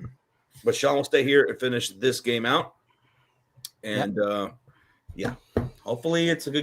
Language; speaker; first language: English; native; English